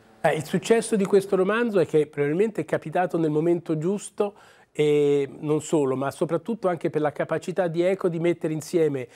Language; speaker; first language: Italian; native; Italian